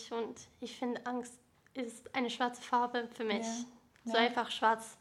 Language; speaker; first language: German; early bilingual, other home language; Bosnian